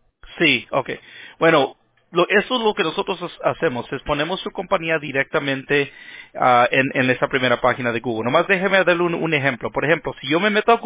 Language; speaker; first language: Spanish; early bilingual, heritage; Spanish